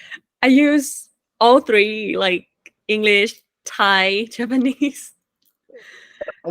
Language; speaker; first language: English; non-native, fluent; Thai